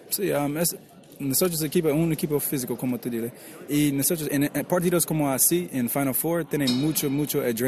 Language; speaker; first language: Spanish; non-native, learner; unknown